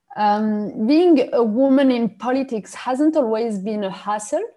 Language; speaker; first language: English; non-native, fluent; French